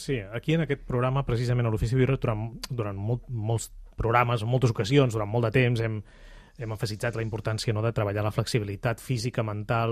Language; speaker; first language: Catalan; native; Catalan